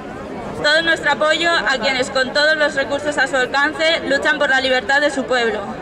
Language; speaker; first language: Spanish; native; Spanish